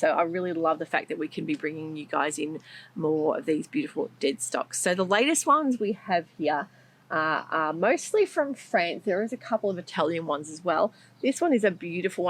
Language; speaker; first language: English; native; English